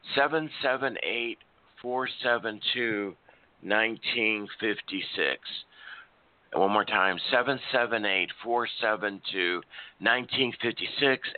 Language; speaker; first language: English; native; English